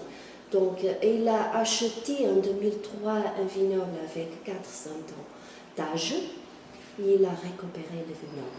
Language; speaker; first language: French; non-native, fluent; Portuguese